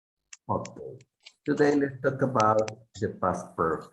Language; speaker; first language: English; non-native, fluent; Spanish